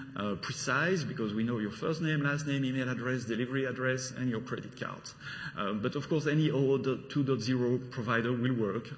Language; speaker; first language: English; non-native, fluent; French